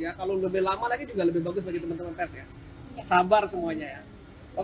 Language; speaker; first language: Indonesian; native; Indonesian